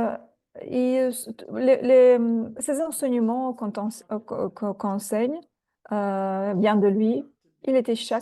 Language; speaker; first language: French; non-native, fluent; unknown